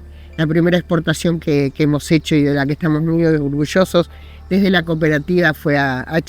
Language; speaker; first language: Spanish; native; Spanish